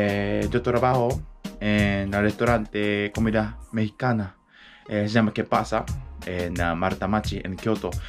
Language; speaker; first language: Spanish; non-native, learner; Japanese